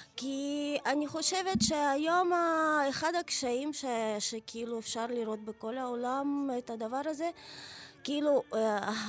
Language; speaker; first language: Hebrew; non-native, fluent; Ukrainian